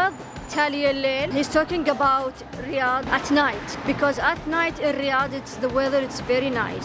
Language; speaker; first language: English; non-native, learner; Arabic